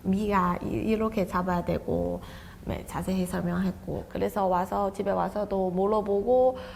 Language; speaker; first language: Korean; non-native, fluent; Chinese